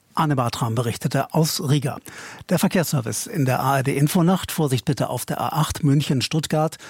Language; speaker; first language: German; native; German